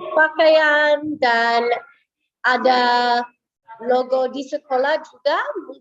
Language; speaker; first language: Indonesian; non-native, fluent; English